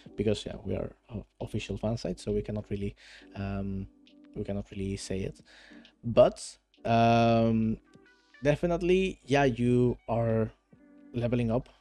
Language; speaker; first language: English; non-native, fluent; Spanish